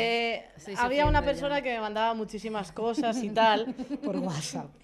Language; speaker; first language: Spanish; native; Spanish